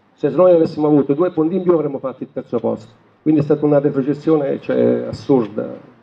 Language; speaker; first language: Italian; native; Italian